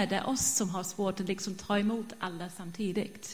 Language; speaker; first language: Swedish; non-native, fluent; English